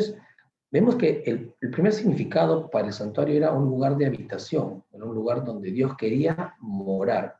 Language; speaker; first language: Spanish; native; Spanish